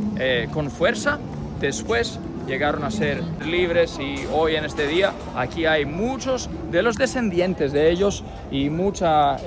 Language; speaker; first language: Spanish; non-native, fluent; Portuguese